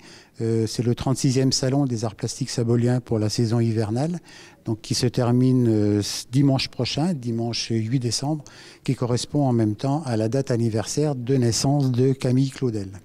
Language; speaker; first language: French; native; French